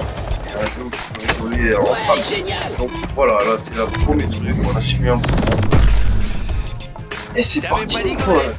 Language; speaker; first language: French; native; French